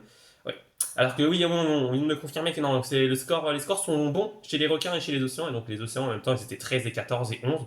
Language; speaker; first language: French; native; French